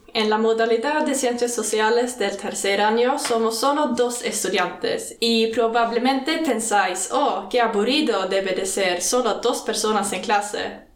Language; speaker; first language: Spanish; non-native, fluent; Swedish